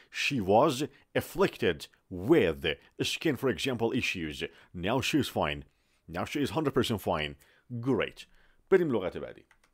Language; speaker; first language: English; non-native, fluent; Persian